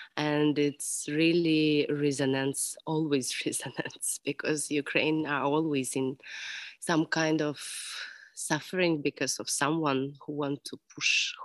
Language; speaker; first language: English; non-native, learner; Ukrainian